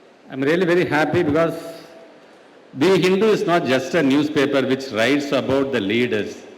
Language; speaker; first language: English; non-native, local second language; Tamil